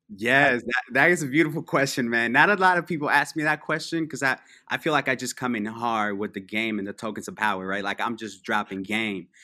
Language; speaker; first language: English; early bilingual, other home language; Spanish